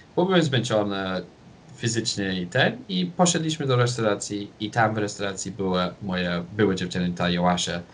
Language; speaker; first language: Polish; non-native, fluent; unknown